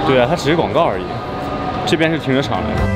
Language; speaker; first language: Chinese; native; Chinese